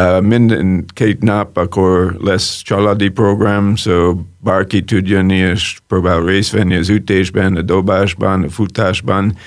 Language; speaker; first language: Hungarian; non-native, learner; English